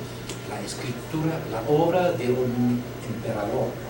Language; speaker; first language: Spanish; non-native, learner; Chinese